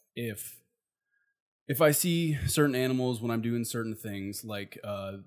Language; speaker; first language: English; native; English